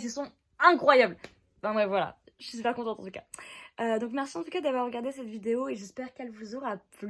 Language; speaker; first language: French; native; French